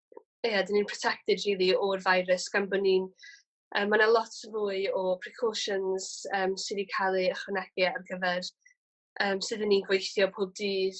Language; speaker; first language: Welsh; native; Welsh